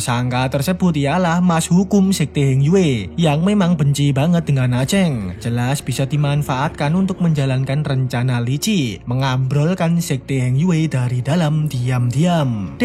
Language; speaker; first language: Indonesian; native; Indonesian